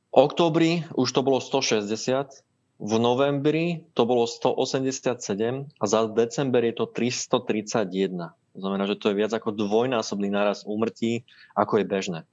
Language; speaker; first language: Slovak; native; Slovak